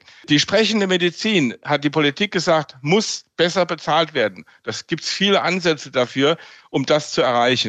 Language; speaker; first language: German; native; German